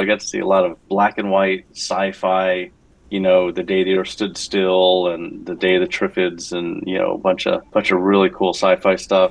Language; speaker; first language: English; native; English